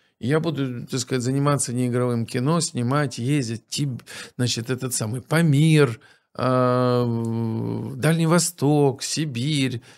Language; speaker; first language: Russian; native; Russian